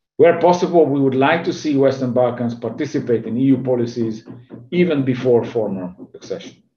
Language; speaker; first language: English; non-native, fluent; Hungarian